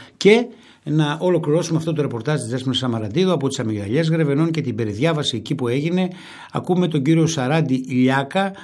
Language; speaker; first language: Greek; native; Greek